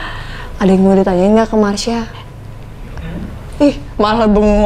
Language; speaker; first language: Indonesian; native; Indonesian